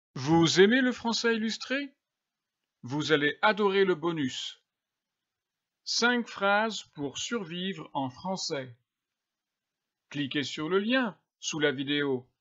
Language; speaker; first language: French; native; French